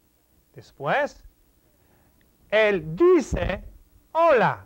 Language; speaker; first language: Spanish; non-native, fluent; English